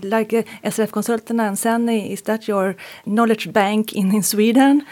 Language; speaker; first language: English; non-native, fluent; Swedish